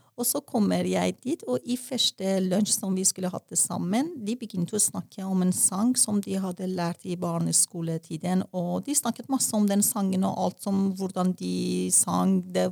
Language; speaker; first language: Norwegian; non-native, fluent; Persian